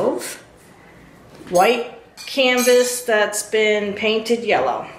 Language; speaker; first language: English; native; English